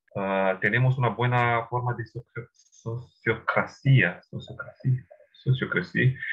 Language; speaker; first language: Spanish; non-native, learner; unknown